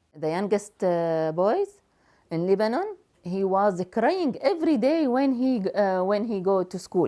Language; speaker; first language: English; non-native, learner; Arabic